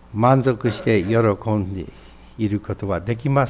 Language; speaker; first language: Japanese; non-native, fluent; English